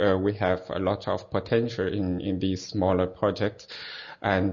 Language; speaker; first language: English; non-native, fluent; Chinese